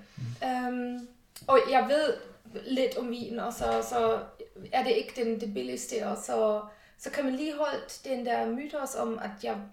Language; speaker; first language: Danish; non-native, fluent; English